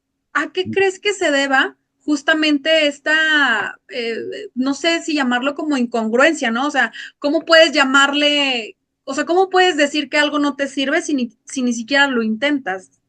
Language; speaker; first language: Spanish; native; Spanish